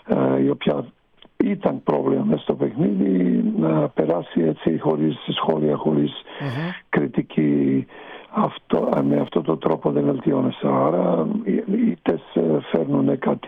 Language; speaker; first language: Greek; non-native, fluent; Serbian